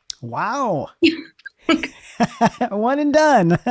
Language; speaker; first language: English; native; English